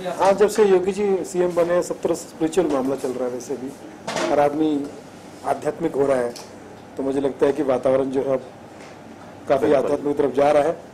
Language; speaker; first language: Hindi; native; Hindi